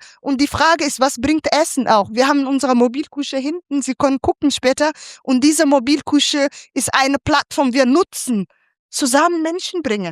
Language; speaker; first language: German; non-native, fluent; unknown